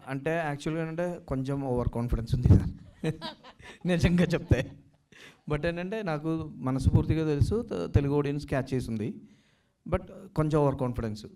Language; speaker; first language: Telugu; non-native, learner; Malayalam